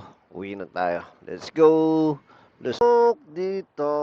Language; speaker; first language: Filipino; native; Filipino